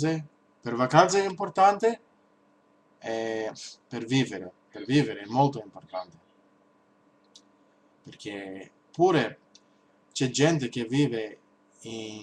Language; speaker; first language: Italian; non-native, learner; English